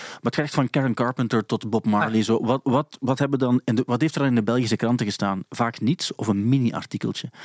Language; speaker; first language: Dutch; native; Dutch